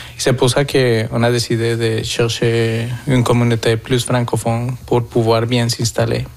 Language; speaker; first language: French; non-native, fluent; Spanish